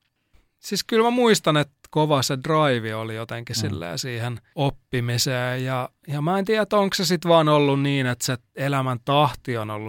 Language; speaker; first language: Finnish; native; Finnish